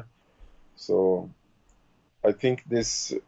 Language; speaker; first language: English; non-native, learner; Portuguese